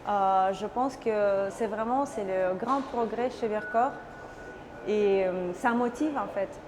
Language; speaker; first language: French; non-native, learner; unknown